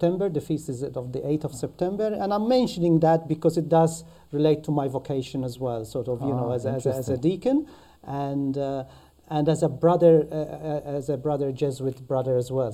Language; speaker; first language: English; non-native, fluent; Maltese